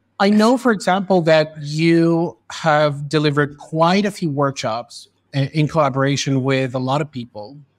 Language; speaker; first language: English; early bilingual, other home language; Spanish